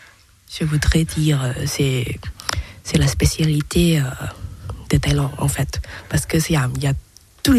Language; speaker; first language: French; non-native, learner; Thai